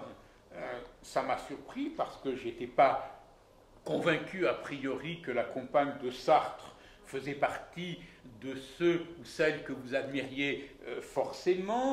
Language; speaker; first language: French; native; French